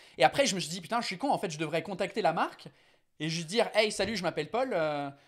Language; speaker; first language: French; non-native, fluent; English